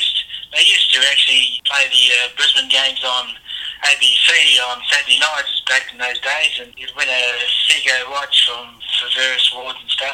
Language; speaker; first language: English; native; English